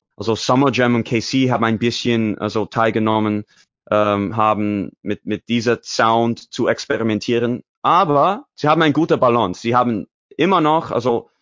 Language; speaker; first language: German; non-native, learner; English